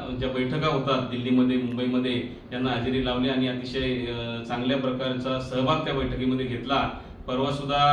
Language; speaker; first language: Marathi; native; Marathi